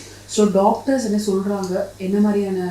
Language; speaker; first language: Tamil; native; Tamil